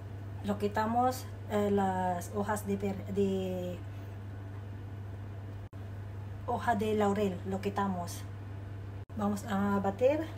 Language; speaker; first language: Spanish; non-native, learner; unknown